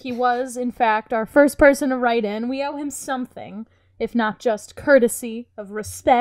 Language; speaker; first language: English; native; English